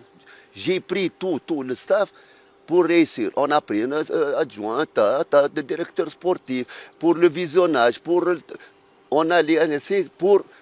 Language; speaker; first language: French; non-native, fluent; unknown